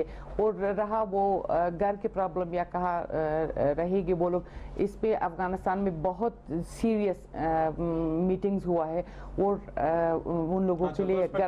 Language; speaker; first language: Hindi; non-native, fluent; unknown